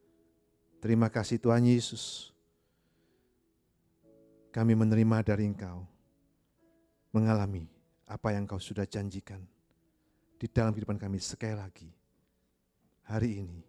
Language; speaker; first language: Indonesian; native; Indonesian